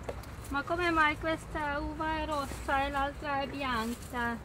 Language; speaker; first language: Italian; non-native, fluent; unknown